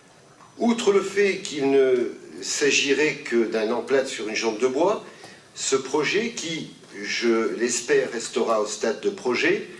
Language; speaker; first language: French; native; French